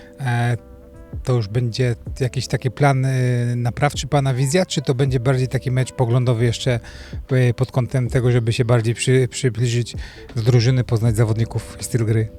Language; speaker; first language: Polish; native; Polish